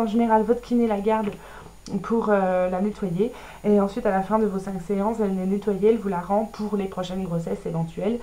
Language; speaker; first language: French; native; French